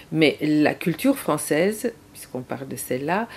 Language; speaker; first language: French; non-native, fluent; Bulgarian